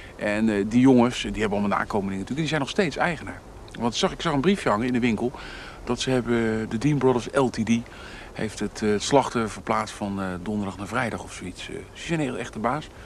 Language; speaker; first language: Dutch; native; Dutch